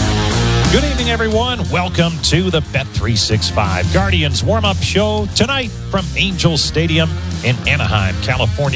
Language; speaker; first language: English; native; English